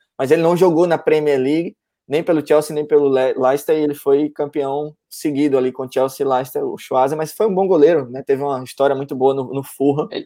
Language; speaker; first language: Portuguese; native; Portuguese